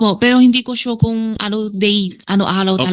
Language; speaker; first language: Filipino; non-native, learner; Chinese